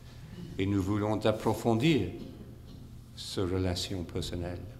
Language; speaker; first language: French; non-native, fluent; English